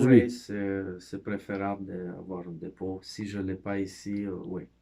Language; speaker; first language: French; non-native, fluent; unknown